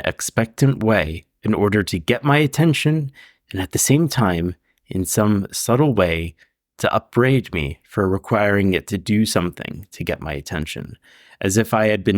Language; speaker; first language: English; native; English